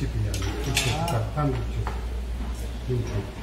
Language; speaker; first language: Korean; non-native, learner; Turkish